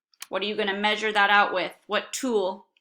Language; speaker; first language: English; native; English